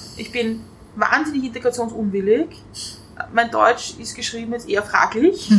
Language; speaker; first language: German; native; German